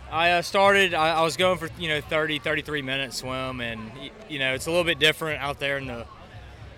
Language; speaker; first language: English; native; English